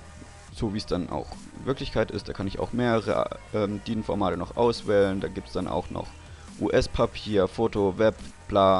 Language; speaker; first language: German; native; German